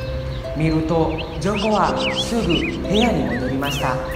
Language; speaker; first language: Japanese; non-native, learner; Indonesian